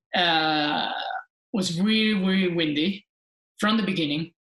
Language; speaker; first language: English; non-native, fluent; Italian